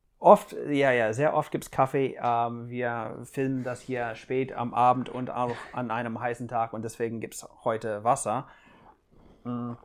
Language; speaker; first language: German; non-native, fluent; English